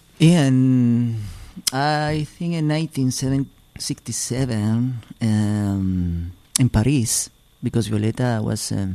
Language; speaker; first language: English; non-native, learner; Spanish